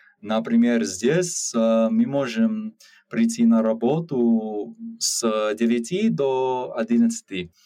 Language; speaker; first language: Russian; non-native, learner; English